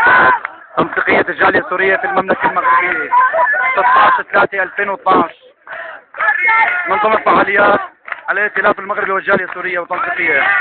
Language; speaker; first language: Arabic; native; Arabic